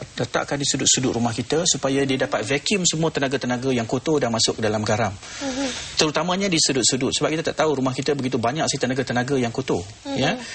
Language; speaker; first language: Malay; native; Malay